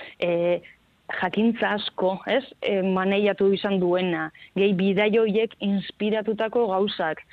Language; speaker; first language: Basque; non-native, local second language; Spanish